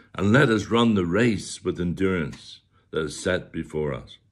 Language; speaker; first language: English; native; English